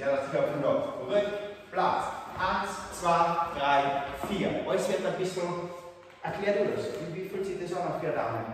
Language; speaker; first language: German; native; German